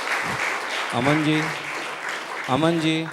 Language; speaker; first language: Hindi; native; Hindi